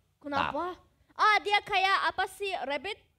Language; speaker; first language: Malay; non-native, learner; German